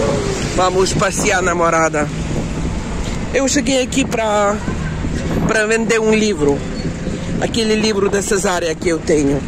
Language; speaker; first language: Portuguese; non-native, fluent; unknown